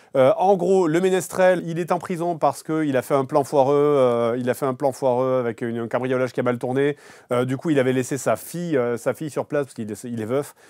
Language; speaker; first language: French; native; French